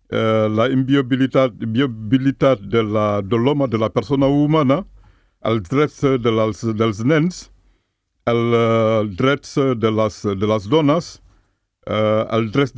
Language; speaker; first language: Catalan; non-native, fluent; Mandingo